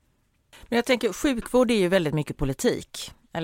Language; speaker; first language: Swedish; native; Swedish